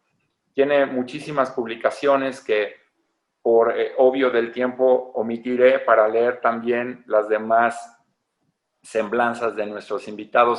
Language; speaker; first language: Spanish; native; Spanish